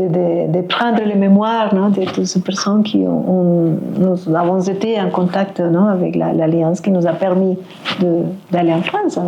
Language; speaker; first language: French; non-native, fluent; Spanish